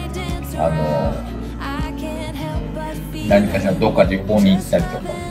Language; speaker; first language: Japanese; native; Japanese